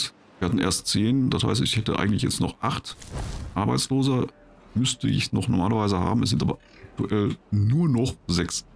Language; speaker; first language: German; native; German